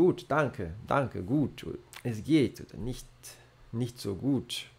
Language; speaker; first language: German; non-native, learner; Portuguese